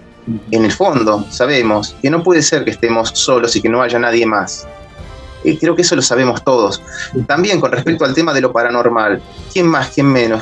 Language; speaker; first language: Spanish; native; Spanish